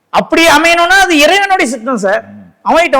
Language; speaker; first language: Tamil; native; Tamil